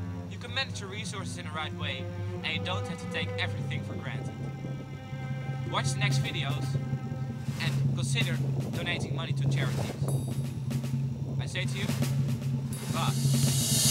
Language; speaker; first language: English; non-native, fluent; Dutch